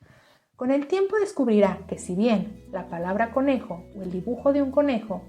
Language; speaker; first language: Spanish; native; Spanish